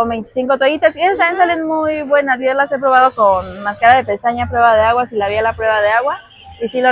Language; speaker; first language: Spanish; native; Spanish